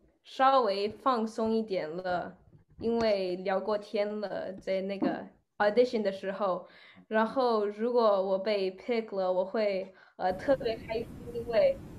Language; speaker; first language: Chinese; early bilingual, other home language; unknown